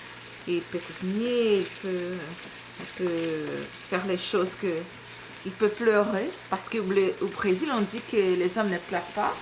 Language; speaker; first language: French; non-native, fluent; Portuguese